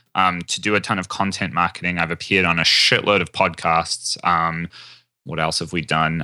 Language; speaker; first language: English; native; English